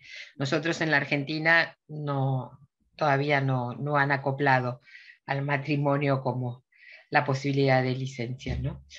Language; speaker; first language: Spanish; native; Spanish